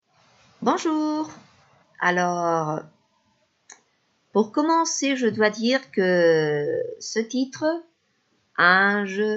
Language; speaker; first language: French; non-native, fluent; Spanish